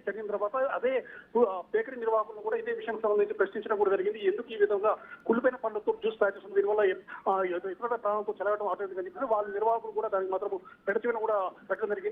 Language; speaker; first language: Telugu; native; Telugu